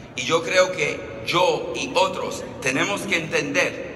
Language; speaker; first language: Spanish; early bilingual, other home language; English